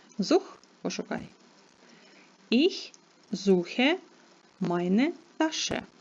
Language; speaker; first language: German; non-native, fluent; Ukrainian